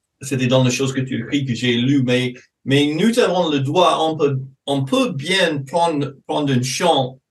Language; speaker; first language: French; non-native, fluent; English